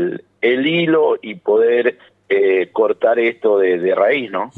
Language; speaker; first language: Spanish; native; Spanish